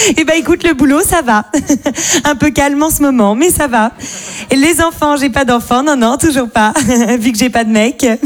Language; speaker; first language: French; native; French